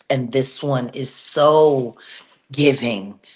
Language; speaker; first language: English; native; English